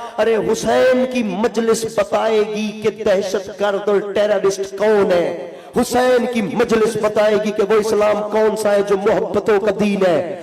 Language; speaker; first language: Urdu; non-native, local second language; Punjabi